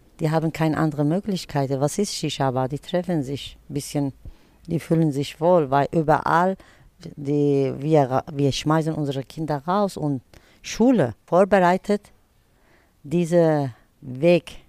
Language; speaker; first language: German; early bilingual, other home language; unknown